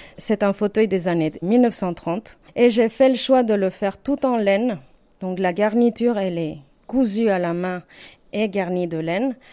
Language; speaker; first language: French; non-native, fluent; Spanish